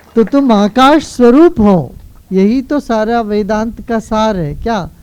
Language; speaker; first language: Hindi; non-native, local second language; Kannada